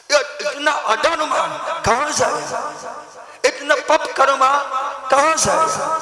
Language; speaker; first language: Hindi; non-native, learner; Japanese